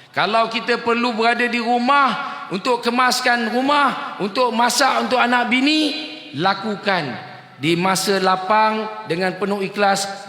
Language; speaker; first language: Malay; native; Malay